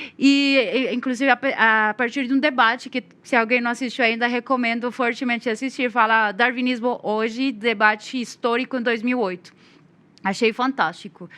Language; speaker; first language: Portuguese; non-native, fluent; Spanish